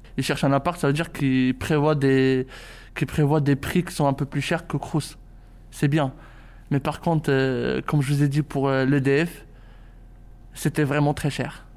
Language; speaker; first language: French; non-native, local second language; Arabic